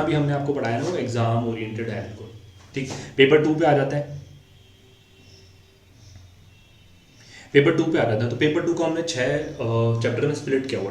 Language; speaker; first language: Hindi; native; Hindi